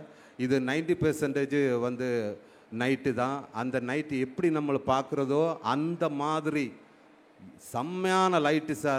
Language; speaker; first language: Tamil; non-native, local second language; Malayalam